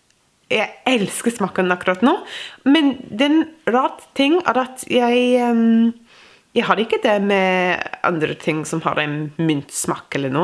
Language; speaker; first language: Norwegian; non-native, fluent; English